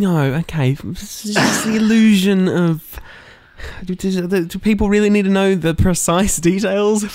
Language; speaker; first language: English; native; English